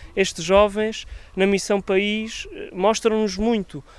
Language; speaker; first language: Portuguese; native; Portuguese